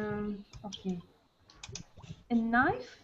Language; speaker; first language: English; non-native, learner; Arabic